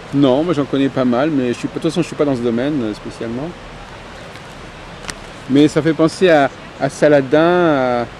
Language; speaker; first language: French; native; French